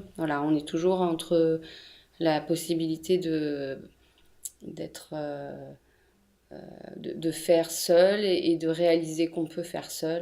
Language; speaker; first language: French; native; French